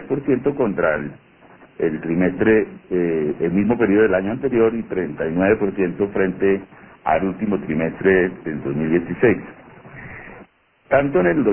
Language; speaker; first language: Spanish; native; Spanish